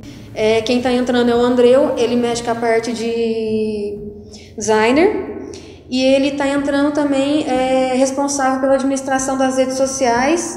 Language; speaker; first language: Portuguese; native; Portuguese